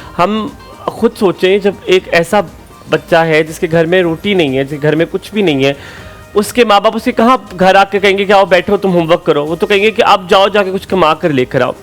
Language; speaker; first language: Urdu; native; Urdu